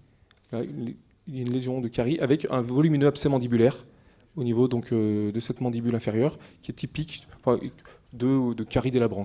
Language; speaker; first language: French; native; French